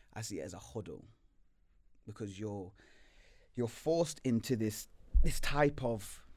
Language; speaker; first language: English; native; English